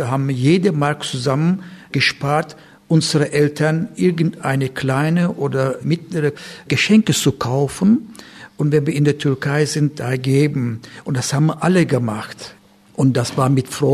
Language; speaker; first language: German; non-native, learner; Turkish